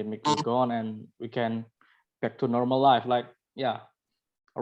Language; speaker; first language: English; non-native, learner; Indonesian